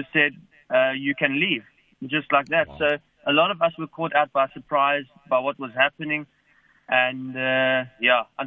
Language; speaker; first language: English; native; English